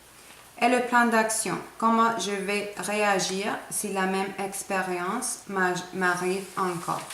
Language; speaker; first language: French; non-native, fluent; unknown